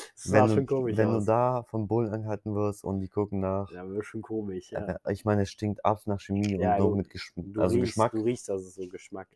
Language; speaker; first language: German; early bilingual, other home language; Polish